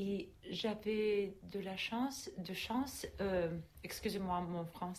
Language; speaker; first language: French; non-native, learner; Russian